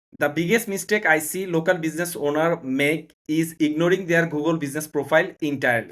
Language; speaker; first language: English; non-native, learner; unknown